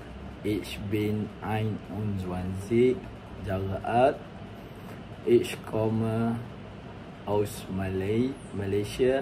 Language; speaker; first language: German; non-native, learner; Malay